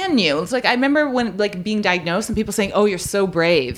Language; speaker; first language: English; native; English